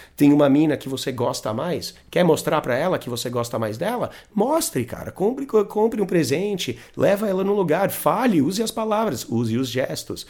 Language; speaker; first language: Portuguese; non-native, fluent; English